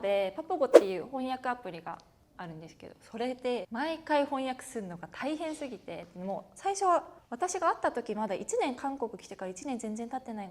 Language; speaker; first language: Japanese; native; Japanese